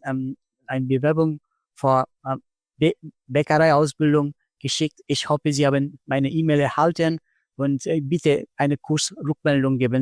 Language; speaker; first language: German; non-native, fluent; Bangla